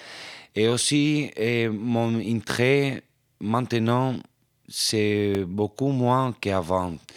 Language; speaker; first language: French; non-native, fluent; Spanish